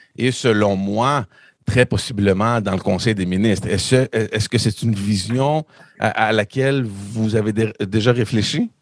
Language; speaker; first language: French; native; French